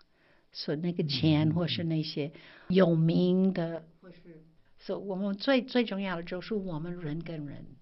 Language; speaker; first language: Chinese; non-native, fluent; English